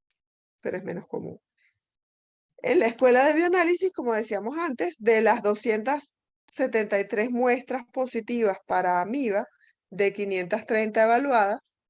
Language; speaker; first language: Spanish; native; Spanish